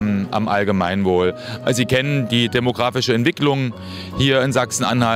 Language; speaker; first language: German; native; German